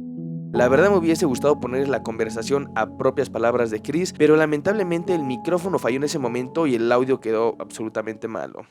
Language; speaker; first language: Spanish; native; Spanish